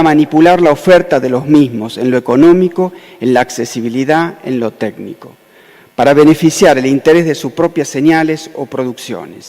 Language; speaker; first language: Spanish; native; Spanish